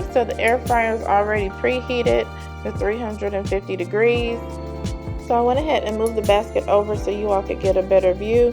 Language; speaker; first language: English; native; English